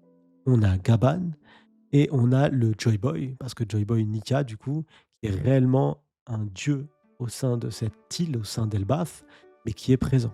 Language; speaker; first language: French; native; French